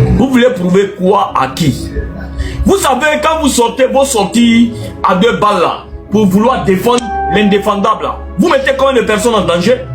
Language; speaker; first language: French; non-native, local second language; Arabic